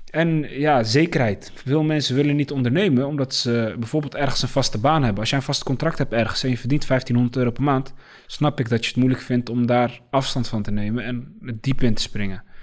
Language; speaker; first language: Dutch; early bilingual, other home language; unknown